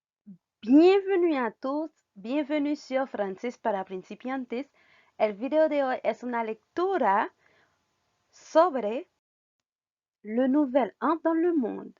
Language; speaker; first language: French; non-native, fluent; Spanish